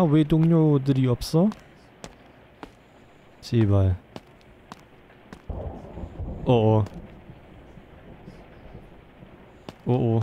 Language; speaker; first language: Korean; non-native, fluent; German